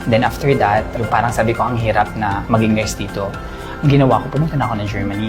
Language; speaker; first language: Filipino; native; Filipino